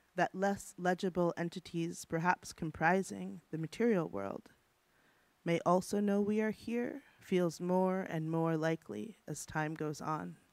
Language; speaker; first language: English; native; English